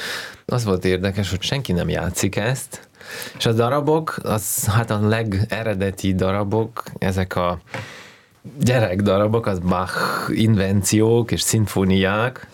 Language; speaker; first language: Hungarian; early bilingual, heritage; Hungarian